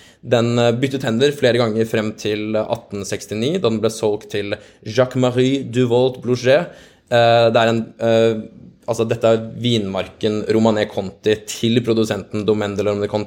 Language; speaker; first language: Norwegian; native; Norwegian